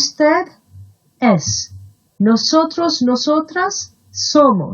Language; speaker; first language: Spanish; non-native, fluent; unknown